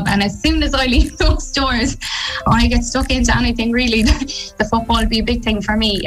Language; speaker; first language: English; native; English